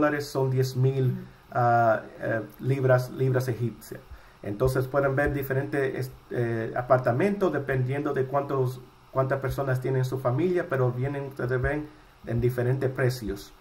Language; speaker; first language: Spanish; early bilingual, heritage; Spanish